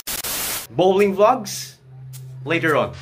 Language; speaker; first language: English; non-native, local second language; Filipino